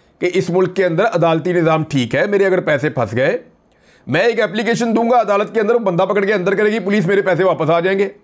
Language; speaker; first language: Urdu; native; Urdu